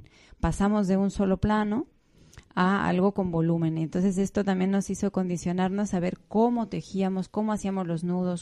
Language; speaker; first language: Spanish; native; Spanish